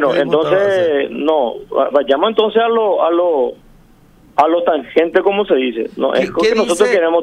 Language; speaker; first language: Spanish; native; Spanish